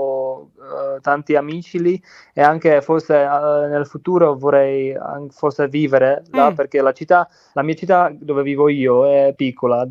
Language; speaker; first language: Italian; non-native, learner; Czech